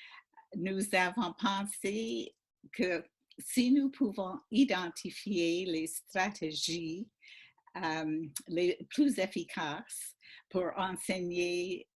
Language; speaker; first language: French; non-native, fluent; English